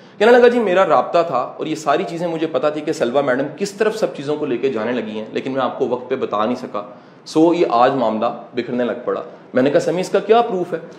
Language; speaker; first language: Urdu; non-native, local second language; Punjabi